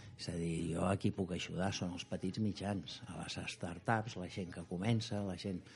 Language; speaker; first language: Catalan; native; Catalan